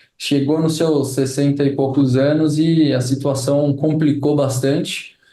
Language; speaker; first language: Portuguese; native; Portuguese